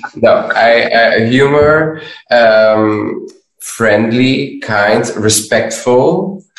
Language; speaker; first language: English; non-native, fluent; Dutch